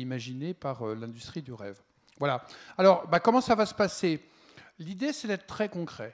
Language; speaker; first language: French; native; French